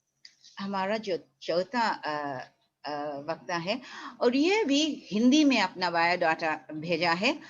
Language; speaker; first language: Hindi; non-native, fluent; English